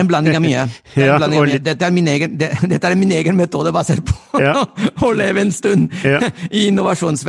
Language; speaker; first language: Norwegian; non-native, fluent; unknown